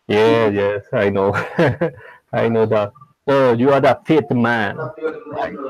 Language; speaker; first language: English; non-native, learner; Spanish